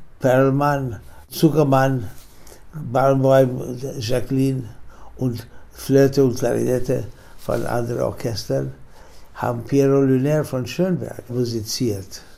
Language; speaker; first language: German; non-native, fluent; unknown